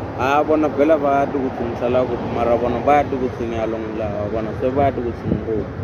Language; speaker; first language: Zulu; non-native, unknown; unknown